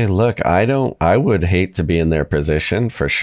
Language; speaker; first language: English; native; English